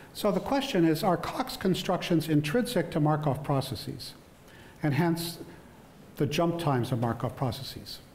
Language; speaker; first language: English; native; English